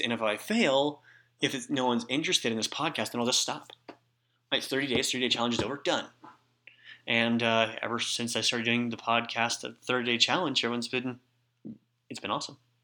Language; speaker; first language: English; native; English